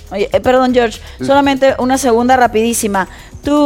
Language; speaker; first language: Spanish; native; Spanish